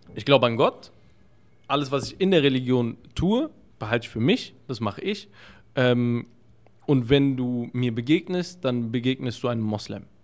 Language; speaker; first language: German; early bilingual, other home language; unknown